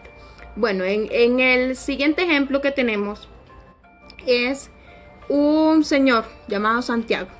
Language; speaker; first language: Spanish; native; Spanish